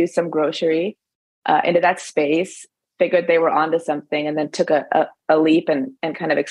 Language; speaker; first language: English; native; English